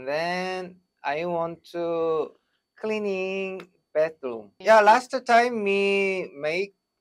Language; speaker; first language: English; non-native, learner; Korean